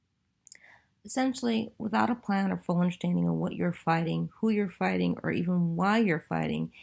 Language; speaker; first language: English; native; English